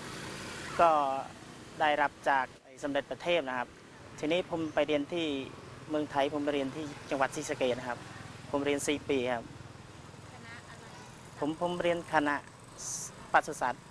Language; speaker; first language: Thai; non-native, fluent; Khmer